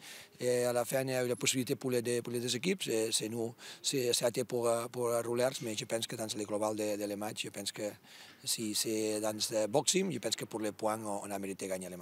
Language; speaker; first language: French; non-native, fluent; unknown